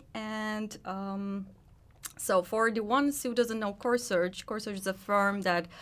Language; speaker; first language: English; non-native, fluent; Turkish